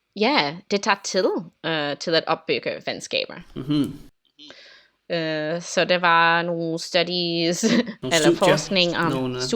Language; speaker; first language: Danish; non-native, learner; English